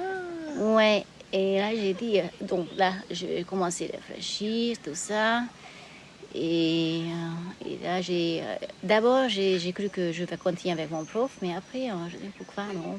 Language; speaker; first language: French; non-native, fluent; Hungarian